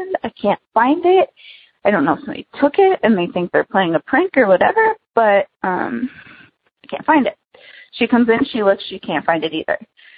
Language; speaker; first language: English; native; English